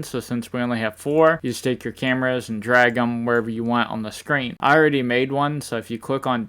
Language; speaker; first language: English; native; English